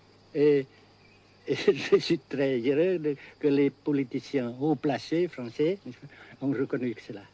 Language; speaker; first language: French; non-native, local second language; Vietnamese